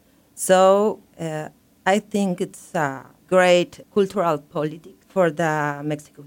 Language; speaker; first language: English; non-native, learner; Spanish